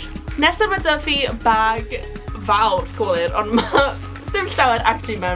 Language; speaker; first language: Welsh; non-native, local second language; English